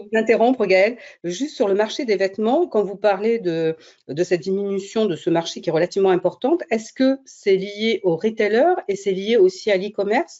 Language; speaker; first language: French; native; French